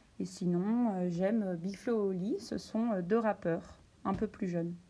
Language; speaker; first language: French; native; French